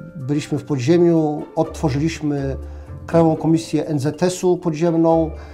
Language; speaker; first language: Polish; native; Polish